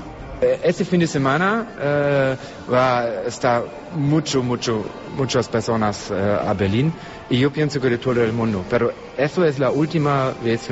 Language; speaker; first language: Spanish; non-native, fluent; German